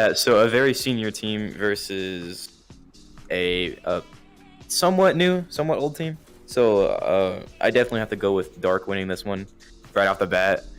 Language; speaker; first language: English; native; English